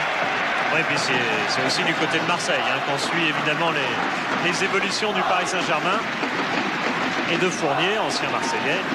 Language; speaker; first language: French; native; French